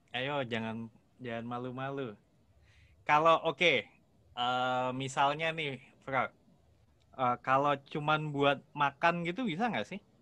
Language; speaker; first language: Indonesian; native; Indonesian